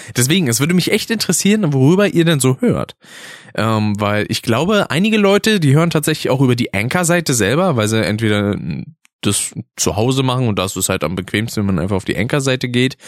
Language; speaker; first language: German; native; German